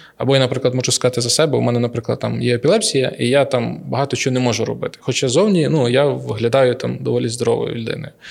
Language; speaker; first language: Ukrainian; native; Ukrainian